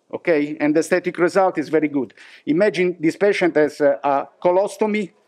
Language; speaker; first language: English; non-native, fluent; Italian